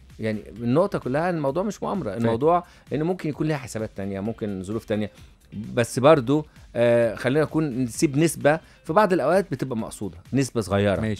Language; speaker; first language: Arabic; native; Arabic